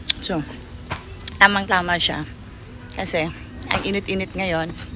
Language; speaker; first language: Filipino; native; Filipino